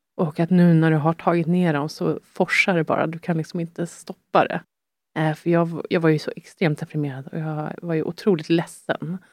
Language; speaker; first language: Swedish; native; Swedish